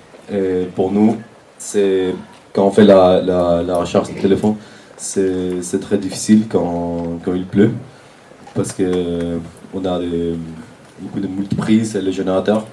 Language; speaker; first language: French; non-native, fluent; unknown